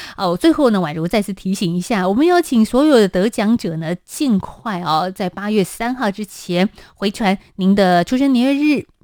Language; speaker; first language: Chinese; native; Chinese